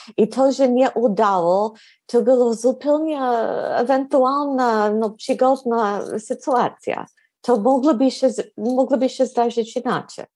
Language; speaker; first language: Polish; non-native, fluent; English